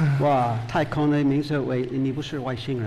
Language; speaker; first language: Chinese; non-native, fluent; English